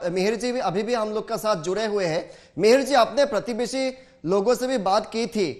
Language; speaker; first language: Hindi; non-native, local second language; Assamese